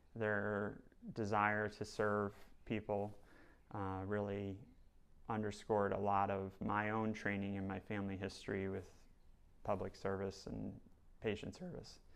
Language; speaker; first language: English; native; English